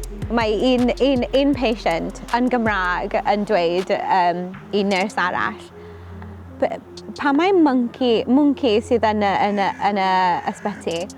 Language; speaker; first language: Welsh; non-native, local second language; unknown